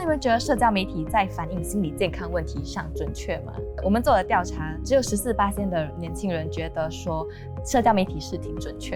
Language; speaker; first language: Chinese; native; Chinese